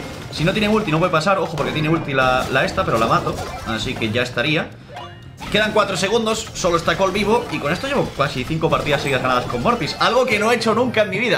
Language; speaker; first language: Spanish; native; Spanish